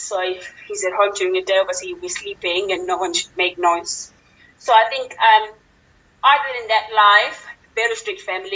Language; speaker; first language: English; non-native, local second language; Zulu